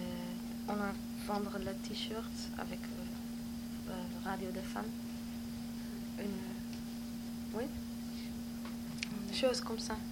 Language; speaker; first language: French; non-native, learner; Dutch